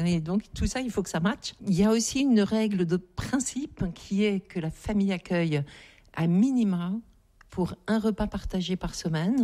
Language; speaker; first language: French; native; French